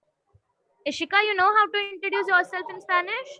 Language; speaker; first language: English; non-native, local second language; Hindi